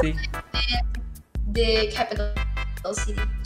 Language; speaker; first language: English; non-native, learner; Indonesian